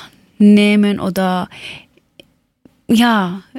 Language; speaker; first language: German; non-native, learner; Persian